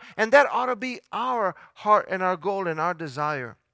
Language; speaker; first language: English; early bilingual, other home language; Italian